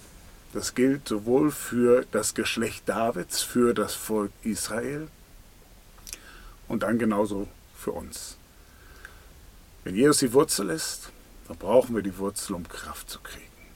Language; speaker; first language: German; native; German